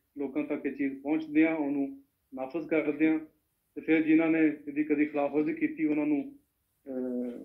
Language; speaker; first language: Punjabi; native; Punjabi